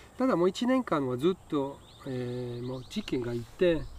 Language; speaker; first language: Japanese; non-native, learner; French